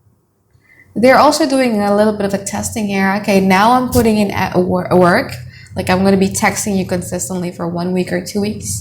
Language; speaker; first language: English; non-native, fluent; Indonesian